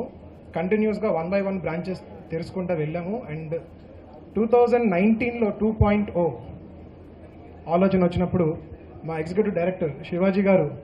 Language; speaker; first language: Telugu; native; Telugu